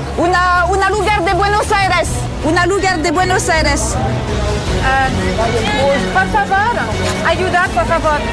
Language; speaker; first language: Spanish; non-native, learner; French